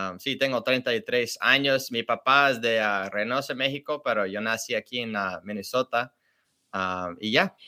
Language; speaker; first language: Spanish; early bilingual, heritage; English